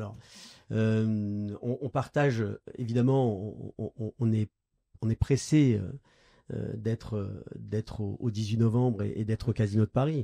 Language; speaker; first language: French; native; French